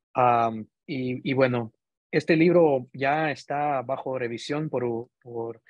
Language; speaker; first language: Spanish; early bilingual, heritage; Spanish